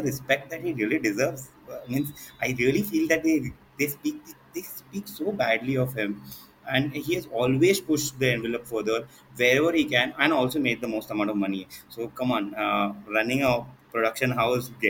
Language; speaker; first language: English; non-native, local second language; Hindi